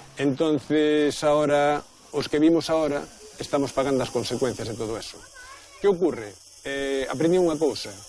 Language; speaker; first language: Galician; native; Galician